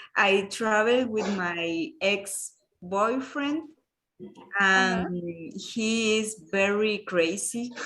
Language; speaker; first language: English; non-native, learner; Spanish